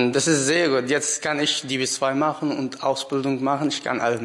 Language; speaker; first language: German; non-native, learner; Arabic